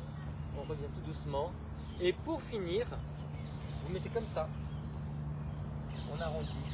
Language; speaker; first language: French; native; French